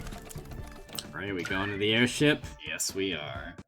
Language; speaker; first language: English; native; English